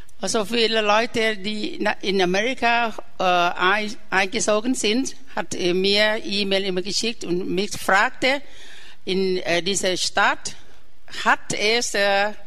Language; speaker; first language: German; non-native, learner; Thai